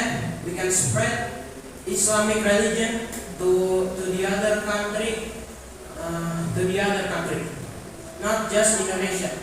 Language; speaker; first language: English; non-native, learner; Indonesian